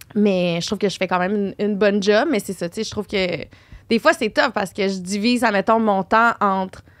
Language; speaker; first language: French; native; French